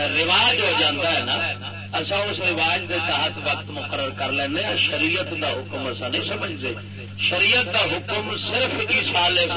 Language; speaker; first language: Urdu; non-native, local second language; Punjabi